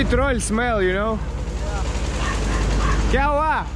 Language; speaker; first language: English; non-native, learner; Russian